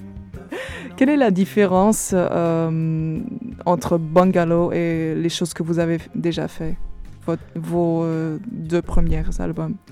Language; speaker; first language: French; non-native, fluent; Portuguese